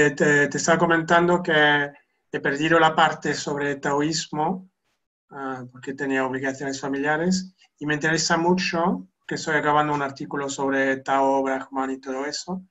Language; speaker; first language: Spanish; non-native, local second language; Catalan